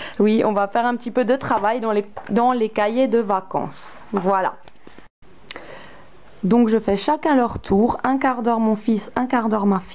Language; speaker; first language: French; native; French